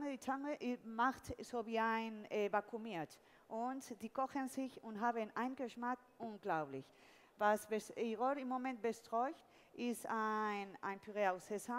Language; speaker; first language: German; non-native, fluent; Spanish